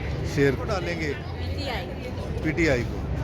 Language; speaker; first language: Urdu; non-native, local second language; Punjabi